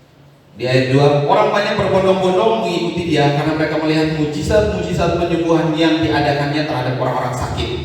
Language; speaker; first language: Indonesian; native; Indonesian